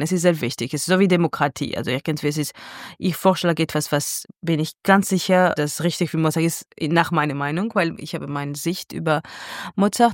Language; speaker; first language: German; non-native, fluent; Georgian